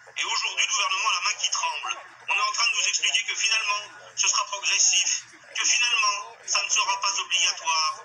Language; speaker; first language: French; native; French